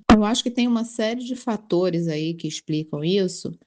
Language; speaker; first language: Portuguese; native; Portuguese